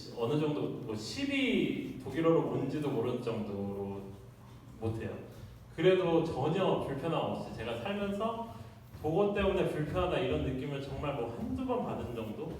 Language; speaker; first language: Korean; native; Korean